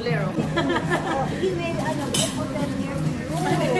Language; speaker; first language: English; non-native, local second language; Filipino